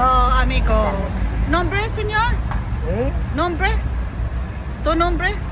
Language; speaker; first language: Spanish; non-native, learner; Filipino